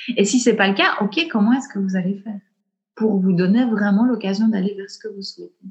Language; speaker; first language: French; native; French